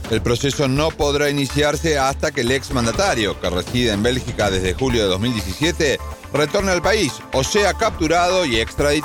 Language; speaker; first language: Spanish; native; Spanish